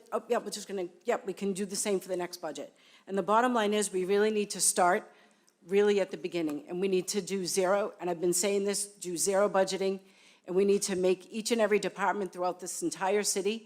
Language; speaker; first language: English; native; English